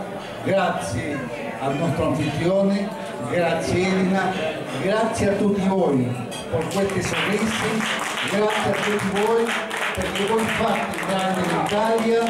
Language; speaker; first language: Italian; non-native, fluent; Spanish